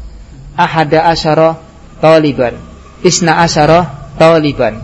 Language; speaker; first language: Arabic; non-native, fluent; Indonesian